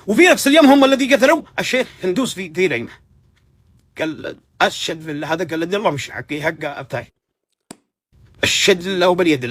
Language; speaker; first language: Arabic; native; Arabic